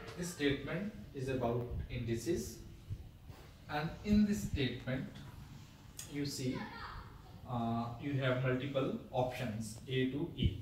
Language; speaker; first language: English; non-native, local second language; Urdu